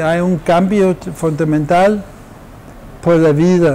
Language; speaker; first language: Spanish; non-native, fluent; Danish